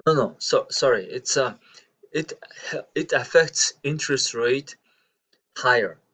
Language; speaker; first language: English; non-native, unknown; Mongolian